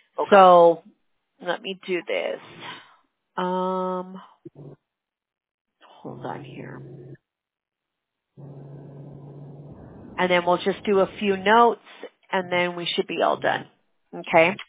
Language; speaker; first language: English; early bilingual, other home language; Spanish